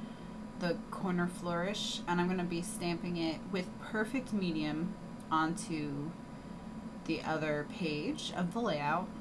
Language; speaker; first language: English; native; English